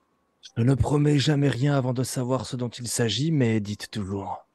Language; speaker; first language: French; native; French